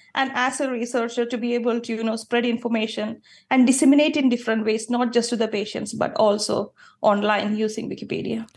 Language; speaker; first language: English; non-native, local second language; Malayalam